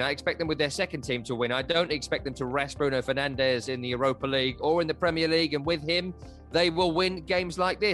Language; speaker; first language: English; native; English